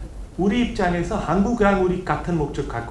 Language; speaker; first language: Korean; non-native, learner; Hindi